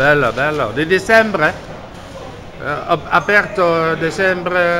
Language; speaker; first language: Italian; non-native, learner; Dutch